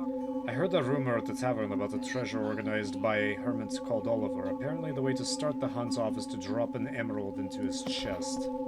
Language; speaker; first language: English; native; English